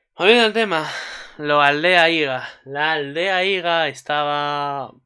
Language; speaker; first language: Spanish; native; Spanish